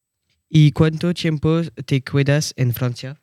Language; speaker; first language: Spanish; non-native, learner; French